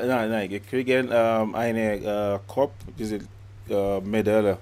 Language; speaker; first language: German; non-native, learner; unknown